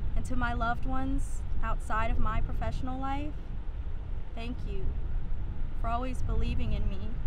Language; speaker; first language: English; early bilingual, other home language; Vietnamese